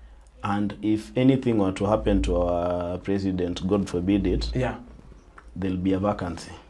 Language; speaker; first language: English; non-native, local second language; Swahili